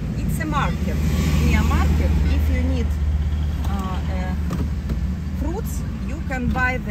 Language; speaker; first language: English; non-native, learner; Thai